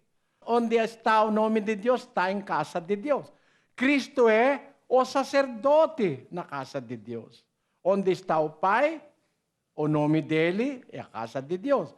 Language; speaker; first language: Portuguese; non-native, learner; Filipino